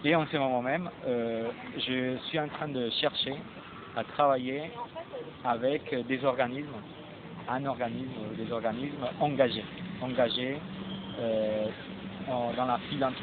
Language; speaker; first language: French; non-native, fluent; Spanish